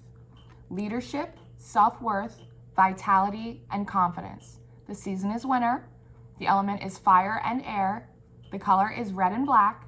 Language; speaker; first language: English; native; English